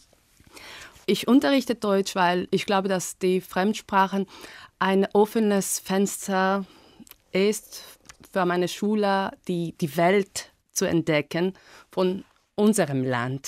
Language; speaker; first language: German; non-native, fluent; Greek